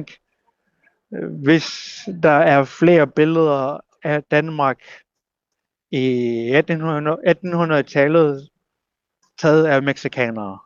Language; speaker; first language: Danish; non-native, local second language; Kalaallisut